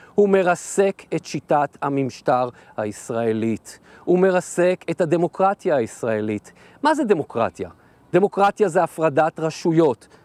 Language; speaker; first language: Hebrew; native; Hebrew